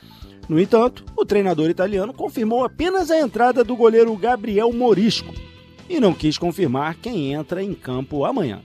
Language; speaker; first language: Portuguese; native; Portuguese